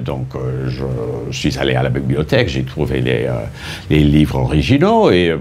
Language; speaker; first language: French; non-native, fluent; English